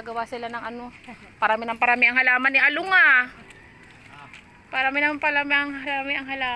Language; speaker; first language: Filipino; native; Filipino